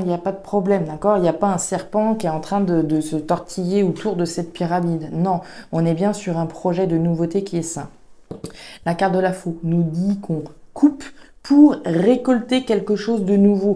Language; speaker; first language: French; native; French